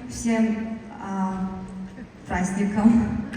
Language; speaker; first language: Russian; non-native, learner; Mongolian